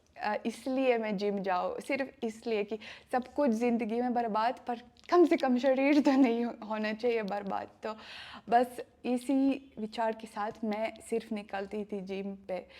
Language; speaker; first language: Hindi; non-native, learner; Russian